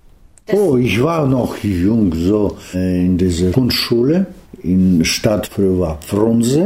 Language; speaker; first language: German; non-native, learner; Russian